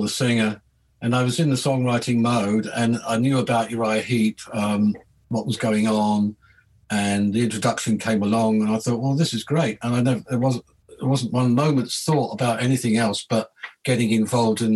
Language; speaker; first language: English; native; English